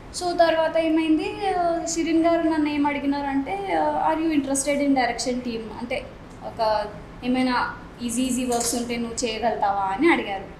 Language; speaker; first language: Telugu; non-native, local second language; Marathi